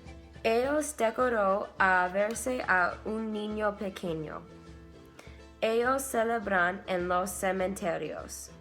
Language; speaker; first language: Spanish; non-native, learner; English